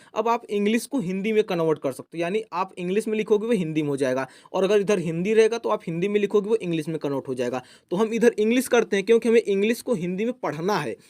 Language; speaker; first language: Hindi; native; Hindi